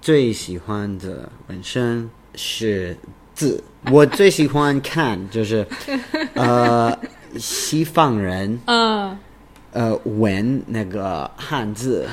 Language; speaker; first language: Chinese; non-native, learner; English